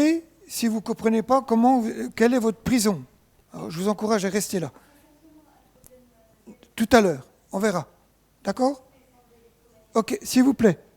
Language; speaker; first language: French; native; French